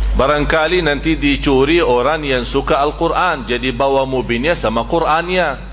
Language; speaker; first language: Malay; non-native, fluent; Arabic